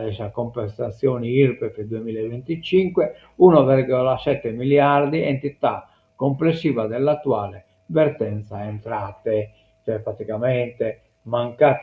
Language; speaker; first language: Italian; non-native, local second language; Sardinian